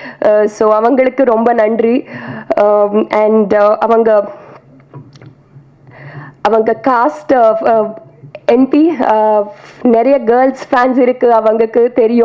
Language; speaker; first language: Tamil; non-native, learner; Telugu